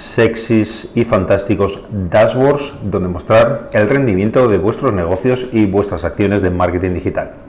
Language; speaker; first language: Spanish; native; Spanish